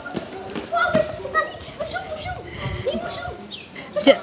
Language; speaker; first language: Indonesian; early bilingual, heritage; Indonesian